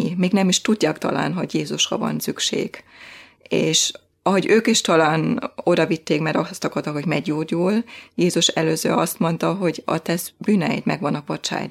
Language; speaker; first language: Hungarian; non-native, fluent; German